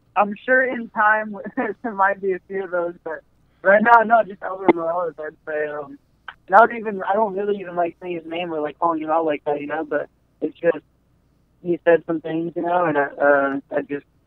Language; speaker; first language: English; native; English